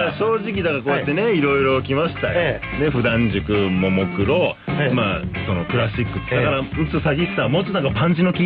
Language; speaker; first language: Japanese; native; Japanese